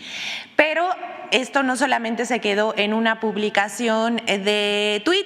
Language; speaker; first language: Spanish; native; Spanish